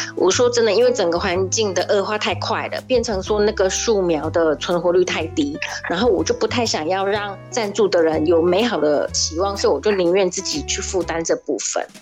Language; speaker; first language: Chinese; native; Chinese